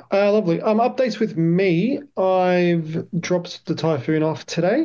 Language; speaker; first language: English; native; English